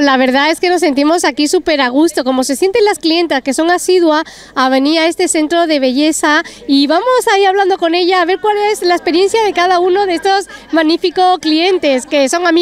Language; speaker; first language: Spanish; native; Spanish